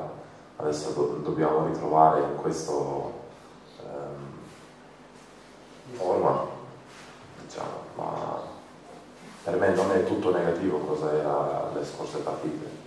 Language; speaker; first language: Italian; non-native, fluent; Croatian